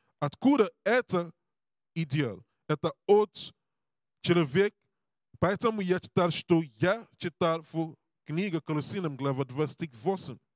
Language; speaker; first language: Russian; non-native, learner; English